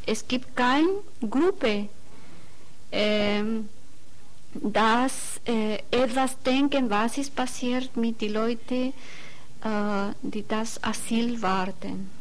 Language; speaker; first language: German; non-native, learner; Spanish